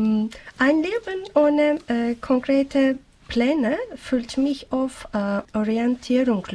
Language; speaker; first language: German; non-native, learner; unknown